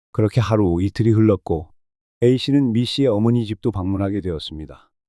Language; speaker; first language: Korean; native; Korean